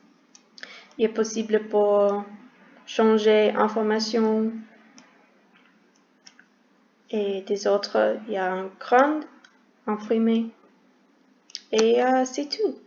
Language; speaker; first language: French; non-native, learner; English